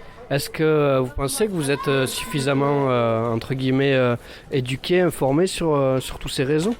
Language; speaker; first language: French; native; French